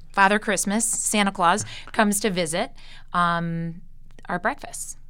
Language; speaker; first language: English; early bilingual, other home language; Italian